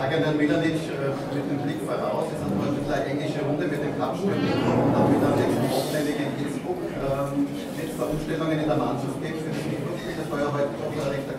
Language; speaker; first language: German; native; German